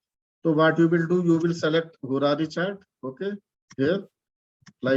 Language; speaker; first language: Hindi; native; Hindi